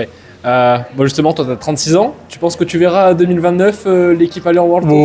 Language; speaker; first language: French; native; French